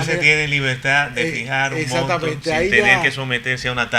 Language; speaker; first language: Spanish; native; Spanish